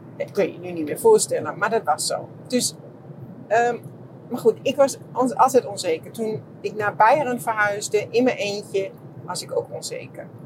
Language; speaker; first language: Dutch; non-native, fluent; Czech